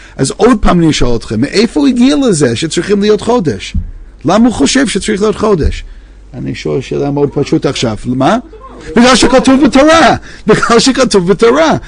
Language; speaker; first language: Hebrew; non-native, fluent; English